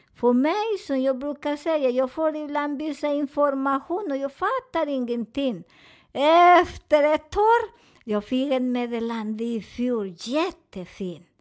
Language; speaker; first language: Swedish; non-native, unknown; Spanish